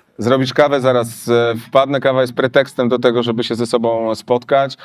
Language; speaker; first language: Polish; native; Polish